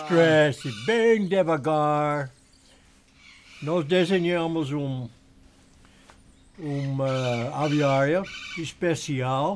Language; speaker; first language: Portuguese; non-native, learner; English